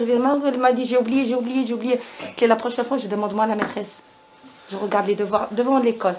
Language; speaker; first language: French; non-native, learner; Arabic